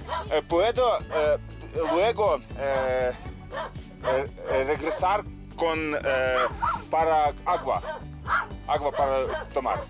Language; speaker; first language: Spanish; non-native, learner; Russian